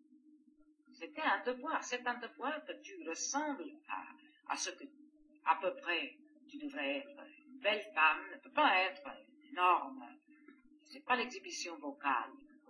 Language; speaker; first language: French; non-native, fluent; Greek